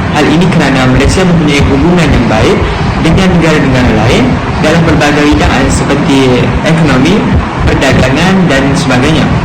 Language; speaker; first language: Malay; native; Malay